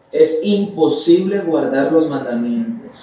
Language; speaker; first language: Spanish; native; Spanish